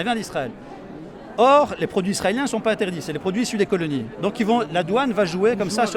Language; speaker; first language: French; native; French